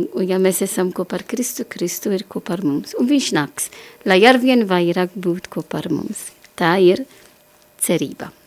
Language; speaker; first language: Latvian; non-native, learner; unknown